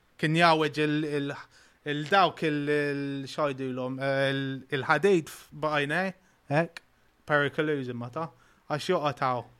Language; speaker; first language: Maltese; early bilingual, heritage; Maltese